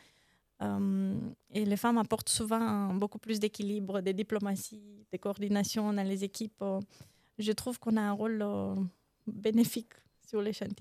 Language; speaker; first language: French; non-native, fluent; Romanian